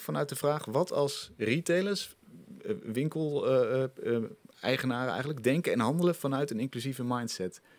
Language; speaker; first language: Dutch; native; Dutch